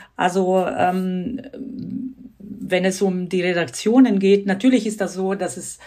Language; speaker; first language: German; non-native, fluent; Croatian